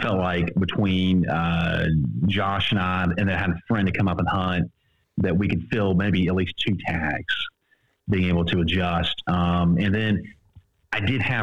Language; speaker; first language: English; native; English